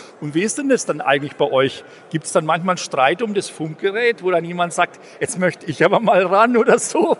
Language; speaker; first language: German; native; German